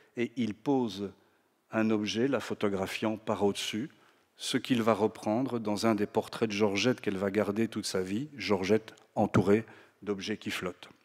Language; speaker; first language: French; native; French